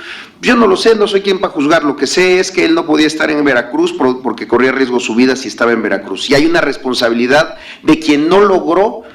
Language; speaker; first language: Spanish; native; Spanish